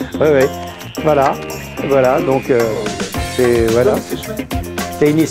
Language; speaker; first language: French; native; French